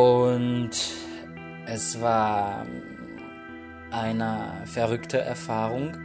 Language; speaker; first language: German; non-native, fluent; Portuguese